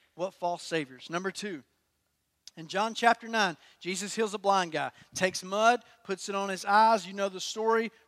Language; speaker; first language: English; native; English